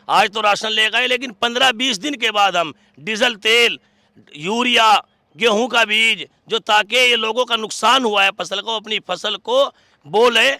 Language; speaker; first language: Hindi; native; Hindi